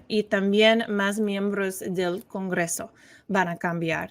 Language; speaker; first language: Spanish; non-native, learner; English